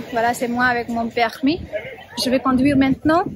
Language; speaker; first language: French; non-native, learner; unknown